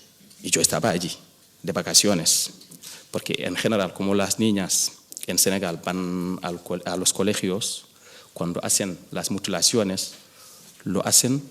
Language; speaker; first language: Spanish; non-native, fluent; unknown